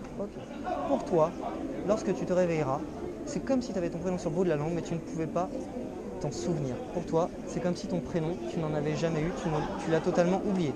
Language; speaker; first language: French; native; French